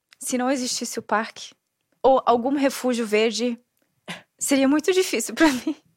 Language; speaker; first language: Portuguese; non-native, fluent; German